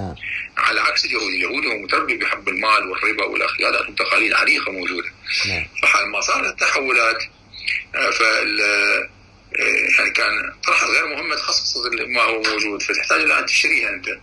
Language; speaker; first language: Arabic; native; Arabic